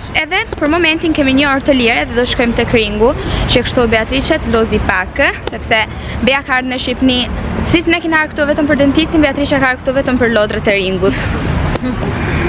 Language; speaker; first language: Albanian; early bilingual, heritage; Albanian